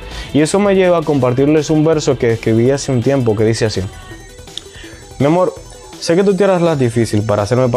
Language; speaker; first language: Spanish; native; Spanish